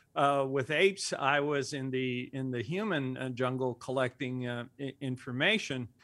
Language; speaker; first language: English; early bilingual, other home language; Spanish